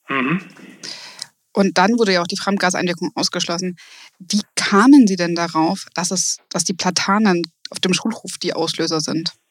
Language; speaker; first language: German; native; German